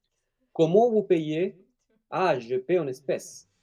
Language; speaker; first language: French; non-native, fluent; Spanish